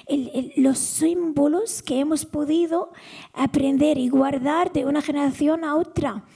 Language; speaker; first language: Spanish; non-native, fluent; Arabic